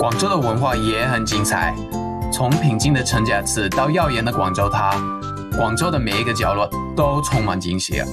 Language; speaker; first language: Chinese; non-native, fluent; English